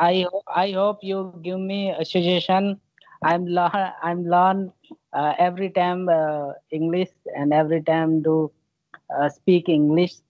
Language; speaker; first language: English; non-native, learner; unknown